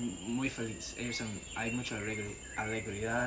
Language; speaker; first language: Spanish; non-native, learner; English